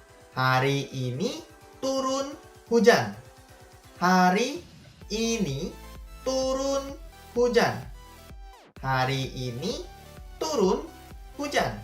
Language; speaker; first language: Indonesian; non-native, fluent; Korean